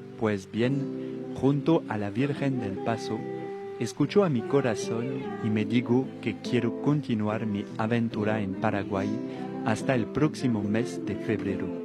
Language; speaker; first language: Spanish; non-native, fluent; French